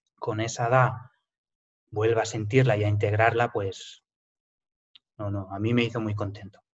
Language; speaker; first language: Spanish; native; Spanish